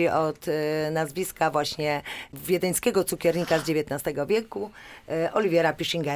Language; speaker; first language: Polish; native; Polish